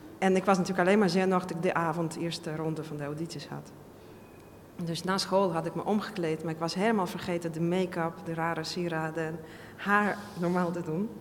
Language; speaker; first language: Dutch; non-native, fluent; Russian